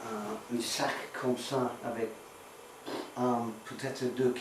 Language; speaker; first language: French; non-native, learner; Swedish